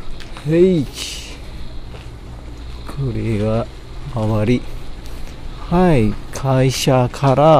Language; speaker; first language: Japanese; non-native, learner; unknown